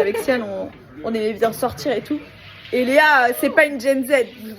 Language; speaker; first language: French; native; French